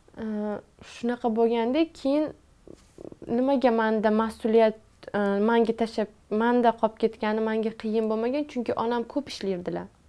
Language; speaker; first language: Uzbek; non-native, local second language; Tajik